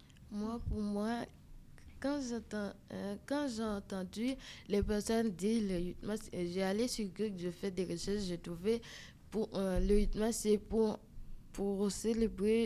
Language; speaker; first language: French; non-native, local second language; Haitian Creole